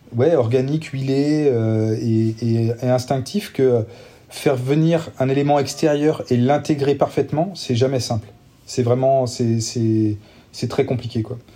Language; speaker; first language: French; native; French